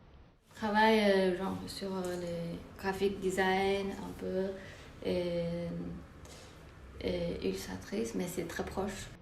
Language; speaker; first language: French; non-native, fluent; Chinese